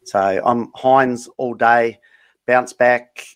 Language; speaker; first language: English; native; English